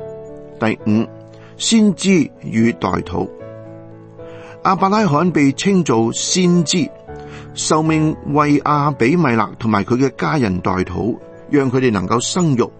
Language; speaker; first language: Chinese; non-native, local second language; Cantonese